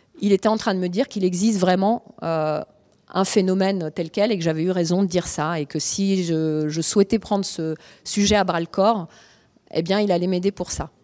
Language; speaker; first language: French; early bilingual, other home language; Romanian